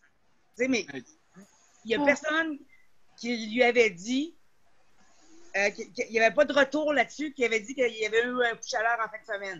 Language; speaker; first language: French; native; French